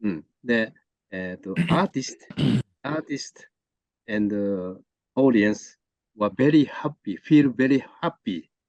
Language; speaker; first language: English; non-native, learner; Japanese